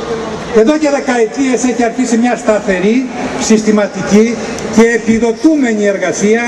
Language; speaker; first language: Greek; native; Greek